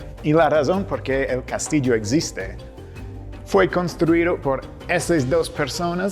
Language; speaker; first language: Spanish; non-native, fluent; English